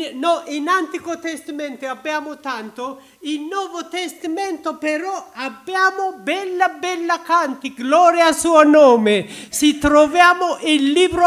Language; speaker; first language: Italian; non-native, learner; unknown